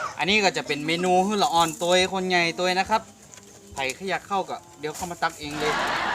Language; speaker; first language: Thai; native; Thai